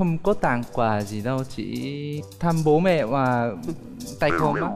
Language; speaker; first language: Vietnamese; non-native, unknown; Korean